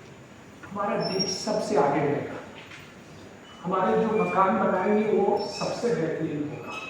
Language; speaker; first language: Hindi; non-native, local second language; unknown